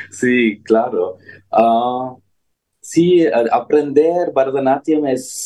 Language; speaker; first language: Spanish; non-native, learner; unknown